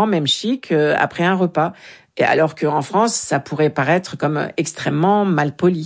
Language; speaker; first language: French; native; French